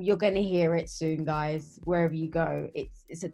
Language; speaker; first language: English; native; English